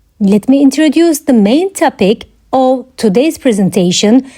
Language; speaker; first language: English; non-native, fluent; Turkish